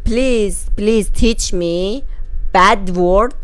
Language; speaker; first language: English; non-native, learner; Persian